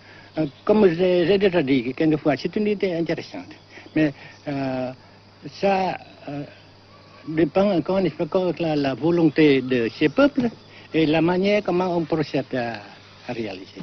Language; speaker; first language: French; non-native, local second language; Vietnamese